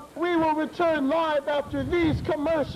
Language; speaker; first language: English; native; English